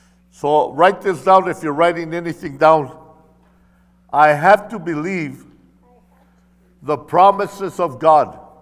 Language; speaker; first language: English; early bilingual, other home language; Spanish